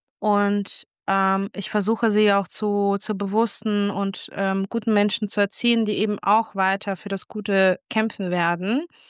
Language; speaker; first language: German; early bilingual, other home language; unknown